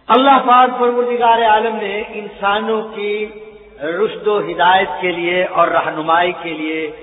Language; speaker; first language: Urdu; non-native, local second language; Punjabi